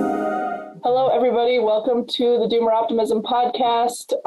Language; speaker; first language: English; native; English